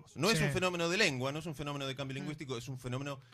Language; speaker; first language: Spanish; native; Spanish